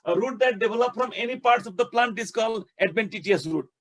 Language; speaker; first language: English; non-native, local second language; Nepali